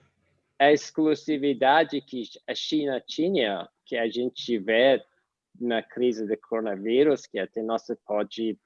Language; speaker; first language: Portuguese; non-native, fluent; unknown